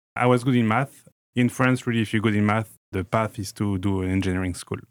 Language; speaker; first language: English; non-native, fluent; French